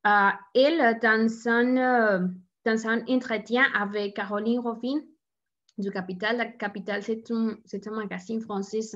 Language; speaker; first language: French; non-native, learner; Spanish